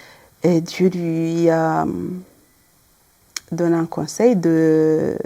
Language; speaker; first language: French; non-native, local second language; Kinyarwanda